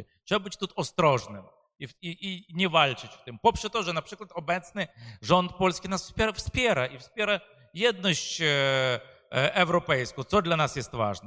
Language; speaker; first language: Polish; non-native, fluent; Ukrainian